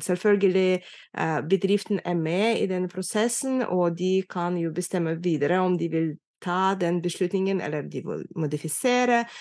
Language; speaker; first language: Norwegian; non-native, fluent; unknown